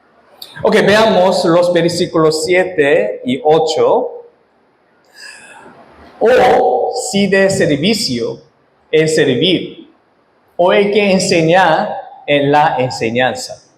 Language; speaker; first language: Spanish; non-native, fluent; Korean